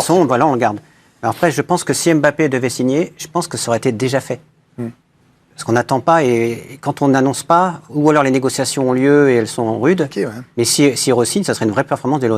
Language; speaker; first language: French; native; French